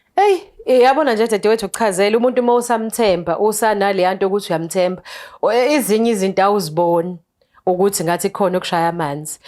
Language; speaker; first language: Zulu; native; Zulu